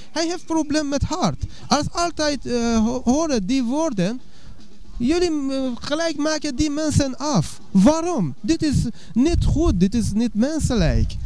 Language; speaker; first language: Dutch; non-native, learner; Persian